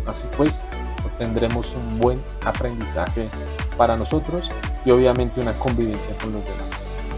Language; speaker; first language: Spanish; native; Spanish